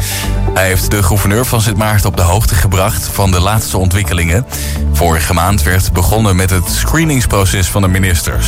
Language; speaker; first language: Dutch; native; Dutch